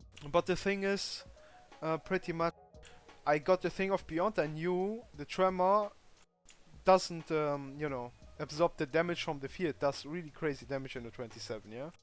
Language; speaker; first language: English; non-native, fluent; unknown